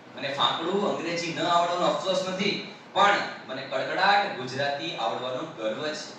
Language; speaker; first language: Gujarati; native; Gujarati